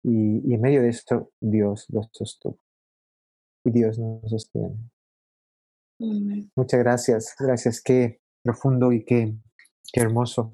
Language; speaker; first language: Spanish; native; Spanish